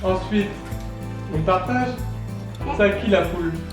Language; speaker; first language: French; native; French